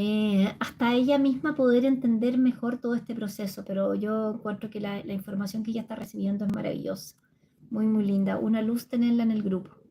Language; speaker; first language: Spanish; native; Spanish